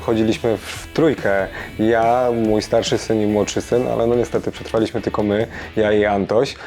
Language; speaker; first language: Polish; native; Polish